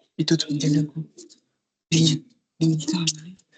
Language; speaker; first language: Indonesian; native; Indonesian